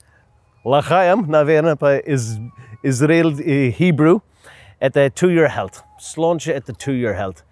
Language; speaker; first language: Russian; non-native, learner; English